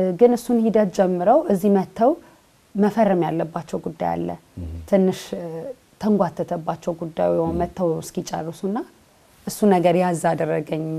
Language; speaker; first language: Amharic; native; Amharic